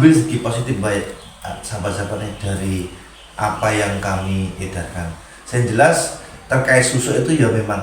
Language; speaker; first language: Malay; non-native, local second language; Javanese